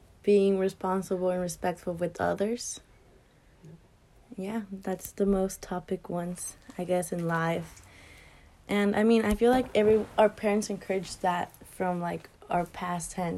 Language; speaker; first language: English; early bilingual, other home language; Spanish